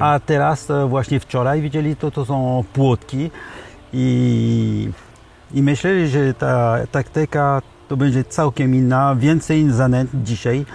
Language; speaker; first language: Polish; early bilingual, heritage; French